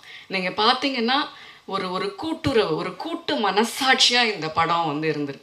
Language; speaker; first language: Tamil; native; Tamil